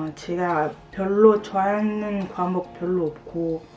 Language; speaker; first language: Korean; non-native, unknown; French